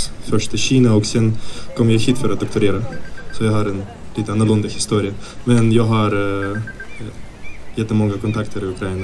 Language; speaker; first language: Swedish; non-native, fluent; Ukrainian